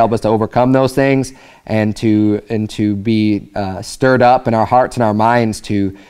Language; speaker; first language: English; native; English